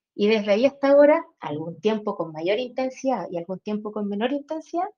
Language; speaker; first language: Spanish; native; Spanish